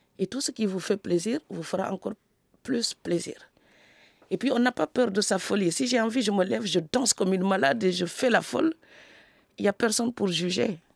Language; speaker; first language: French; non-native, local second language; Serer